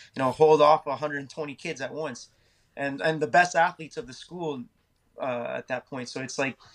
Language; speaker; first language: English; native; English